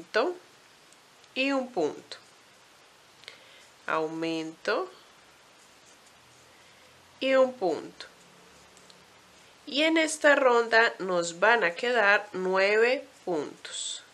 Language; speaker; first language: Spanish; native; Spanish